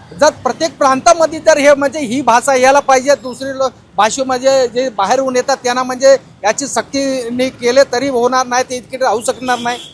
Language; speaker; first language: Marathi; non-native, local second language; Hindi